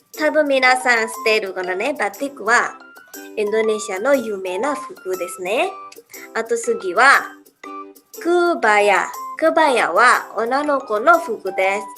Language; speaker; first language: Japanese; non-native, learner; Indonesian